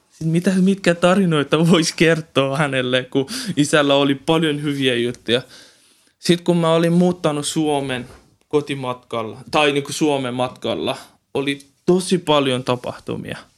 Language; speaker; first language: Finnish; non-native, learner; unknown